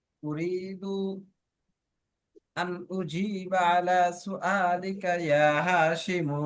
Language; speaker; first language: Arabic; non-native, fluent; Bangla